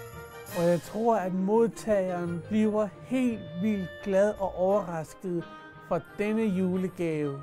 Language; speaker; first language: Danish; native; Danish